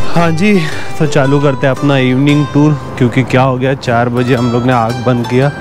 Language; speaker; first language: Hindi; native; Hindi